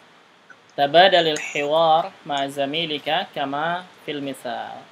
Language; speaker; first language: Arabic; non-native, fluent; Indonesian